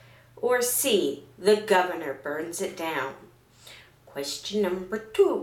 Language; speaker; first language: English; native; English